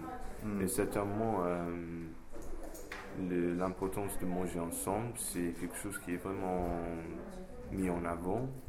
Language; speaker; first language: French; non-native, fluent; English